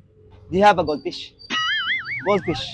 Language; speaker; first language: English; non-native, learner; Korean